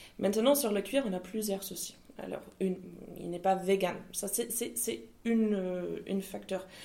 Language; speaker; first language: French; non-native, fluent; German